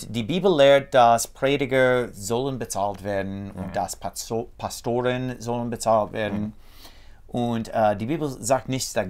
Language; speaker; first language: German; non-native, fluent; English